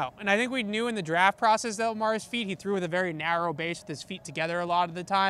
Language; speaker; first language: English; native; English